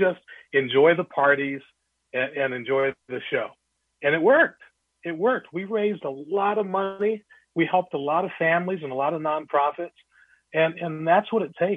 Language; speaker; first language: English; native; English